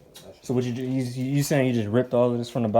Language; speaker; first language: English; native; English